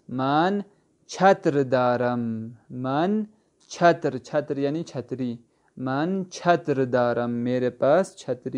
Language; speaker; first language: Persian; non-native, fluent; Urdu